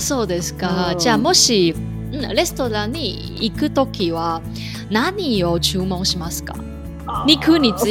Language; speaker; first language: Japanese; non-native, learner; Chinese